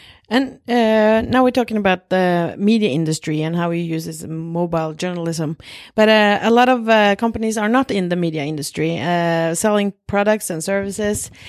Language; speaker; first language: English; non-native, fluent; Norwegian